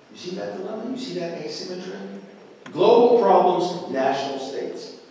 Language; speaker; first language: English; native; English